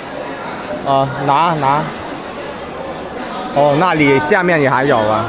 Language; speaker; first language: Chinese; non-native, fluent; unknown